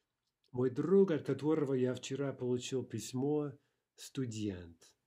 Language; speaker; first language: Russian; non-native, fluent; English